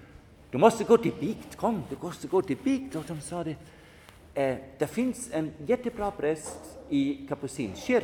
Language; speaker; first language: Swedish; non-native, fluent; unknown